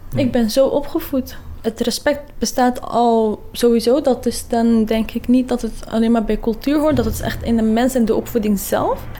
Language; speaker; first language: Dutch; early bilingual, other home language; Kurdish